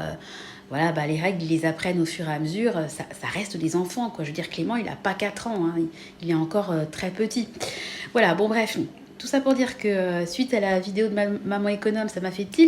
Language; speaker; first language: French; native; French